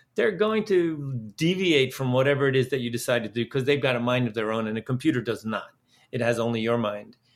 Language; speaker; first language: English; early bilingual, other home language; Dutch